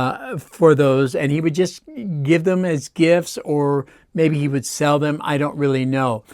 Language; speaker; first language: English; native; English